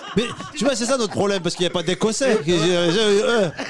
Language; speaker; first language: French; native; French